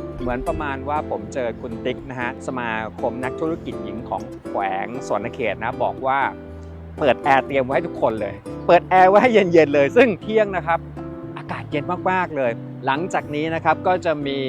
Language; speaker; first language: Thai; native; Thai